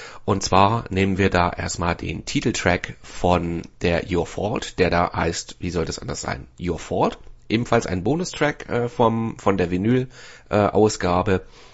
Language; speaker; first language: German; native; German